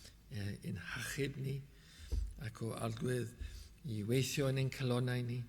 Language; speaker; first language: Welsh; native; Welsh